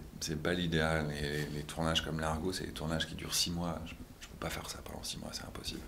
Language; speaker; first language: French; early bilingual, other home language; Hebrew